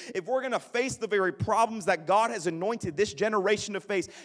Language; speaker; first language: English; native; English